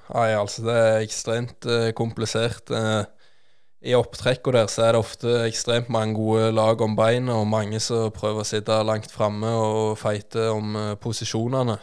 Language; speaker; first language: Norwegian; native; Norwegian